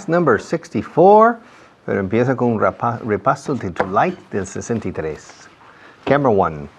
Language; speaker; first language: Spanish; non-native, fluent; English